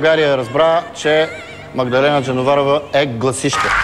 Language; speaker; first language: Bulgarian; native; Bulgarian